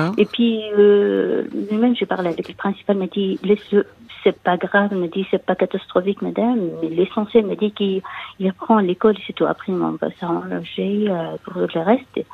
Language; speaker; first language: French; non-native, local second language; Arabic